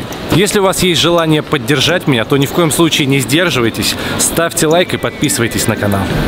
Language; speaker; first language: Russian; native; Russian